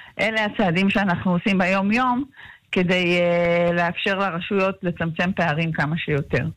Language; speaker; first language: Hebrew; native; Hebrew